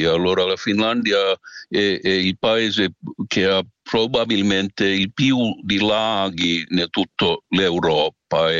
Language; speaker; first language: Italian; non-native, fluent; Finnish